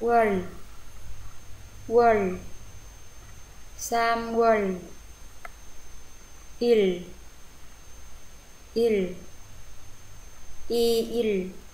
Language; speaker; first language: Korean; non-native, fluent; Vietnamese